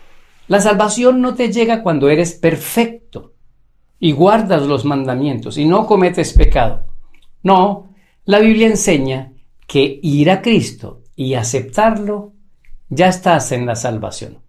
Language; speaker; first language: Spanish; native; Spanish